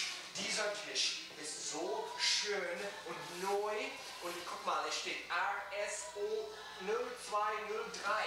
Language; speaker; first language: German; non-native, learner; English